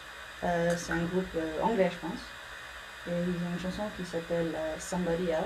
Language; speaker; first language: French; early bilingual, heritage; English